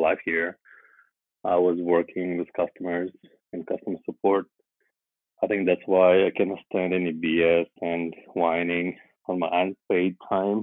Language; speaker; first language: English; non-native, fluent; Russian